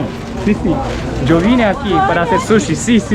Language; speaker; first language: Spanish; non-native, learner; Japanese